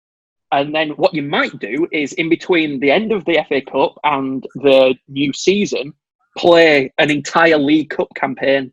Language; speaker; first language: English; native; English